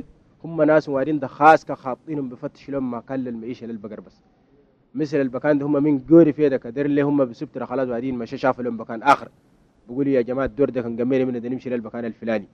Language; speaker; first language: Arabic; native; Arabic